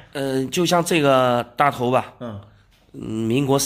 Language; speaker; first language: Chinese; native; Chinese